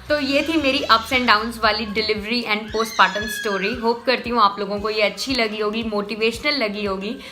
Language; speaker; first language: Hindi; native; Hindi